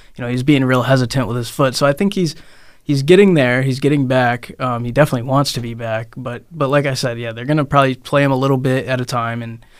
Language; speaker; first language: English; native; English